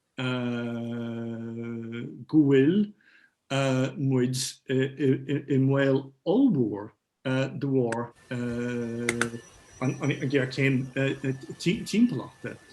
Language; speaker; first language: Irish; non-native, local second language; English